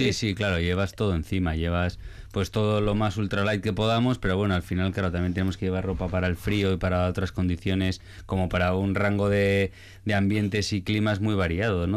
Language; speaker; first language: Spanish; native; Spanish